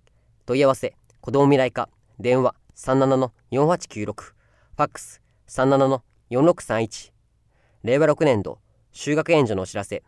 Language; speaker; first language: Japanese; native; Japanese